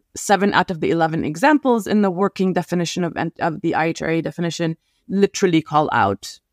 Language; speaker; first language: English; non-native, fluent; Arabic